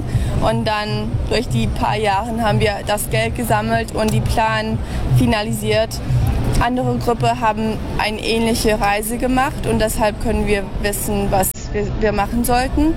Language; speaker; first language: German; early bilingual, heritage; German